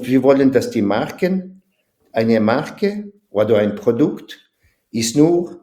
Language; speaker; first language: German; non-native, fluent; French